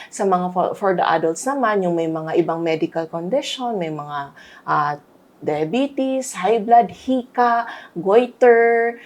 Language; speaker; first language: Filipino; native; Filipino